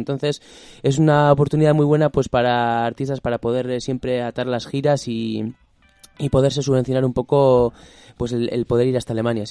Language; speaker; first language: Spanish; native; Spanish